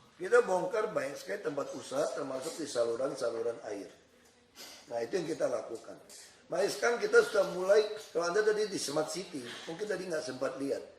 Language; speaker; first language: Indonesian; native; Indonesian